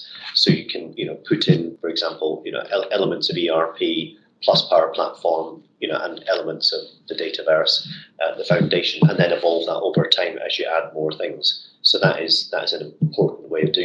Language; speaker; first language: English; native; English